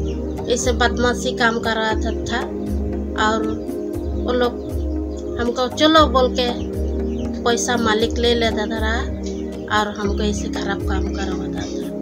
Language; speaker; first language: Hindi; non-native, local second language; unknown